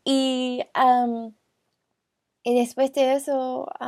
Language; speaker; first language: Spanish; non-native, learner; English